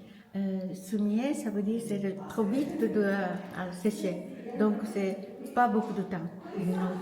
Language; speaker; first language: French; non-native, learner; Japanese